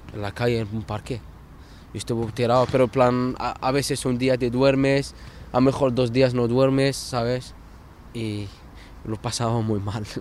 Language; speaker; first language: Spanish; non-native, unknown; Arabic